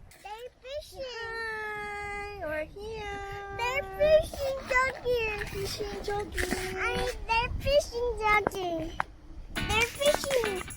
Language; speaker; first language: English; non-native, learner; Filipino